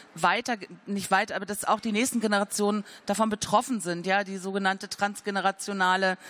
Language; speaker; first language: German; native; German